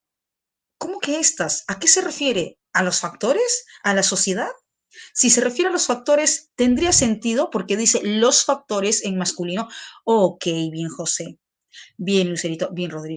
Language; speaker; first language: Spanish; native; Spanish